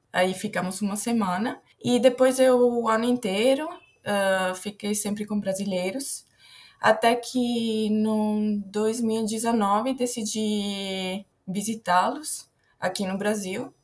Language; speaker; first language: Portuguese; non-native, fluent; Italian